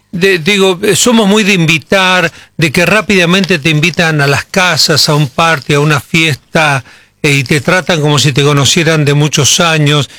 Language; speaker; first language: Spanish; native; Spanish